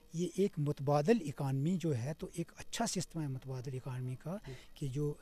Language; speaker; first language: Hindi; non-native, local second language; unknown